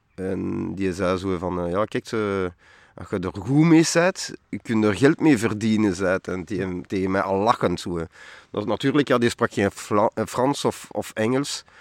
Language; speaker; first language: Dutch; non-native, fluent; French